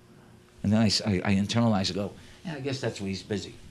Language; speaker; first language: English; native; English